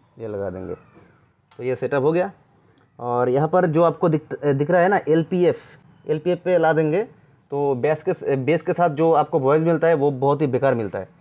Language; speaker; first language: Hindi; native; Hindi